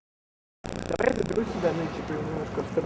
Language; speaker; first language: Russian; native; Russian